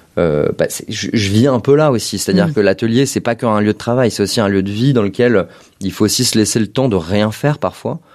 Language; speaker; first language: French; native; French